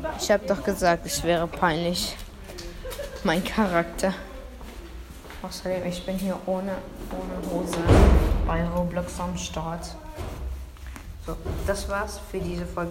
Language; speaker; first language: German; early bilingual, other home language; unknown